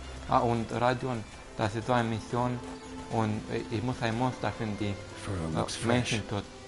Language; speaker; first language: German; non-native, fluent; Romanian